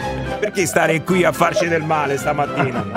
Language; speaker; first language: Italian; native; Italian